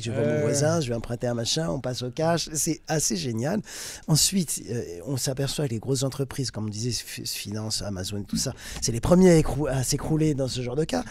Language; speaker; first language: French; native; French